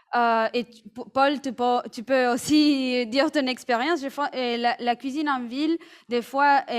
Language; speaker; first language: French; non-native, fluent; Spanish